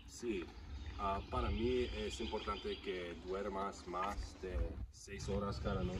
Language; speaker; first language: Spanish; non-native, learner; English